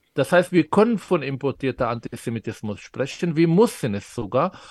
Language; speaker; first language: German; non-native, fluent; Arabic